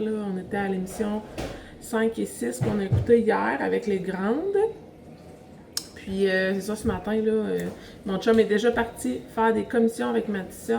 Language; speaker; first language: French; native; French